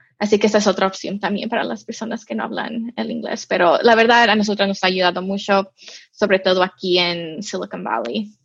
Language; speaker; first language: Spanish; early bilingual, heritage; Spanish